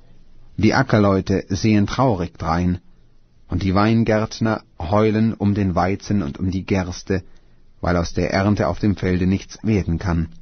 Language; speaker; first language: German; native; German